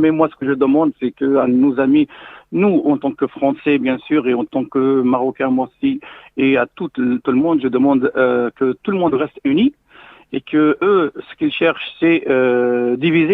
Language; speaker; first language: French; non-native, local second language; Arabic